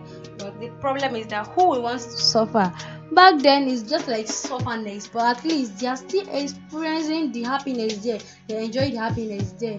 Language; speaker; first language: English; non-native, local second language; Yoruba